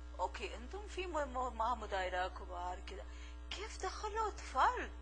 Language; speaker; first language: Arabic; non-native, learner; Urdu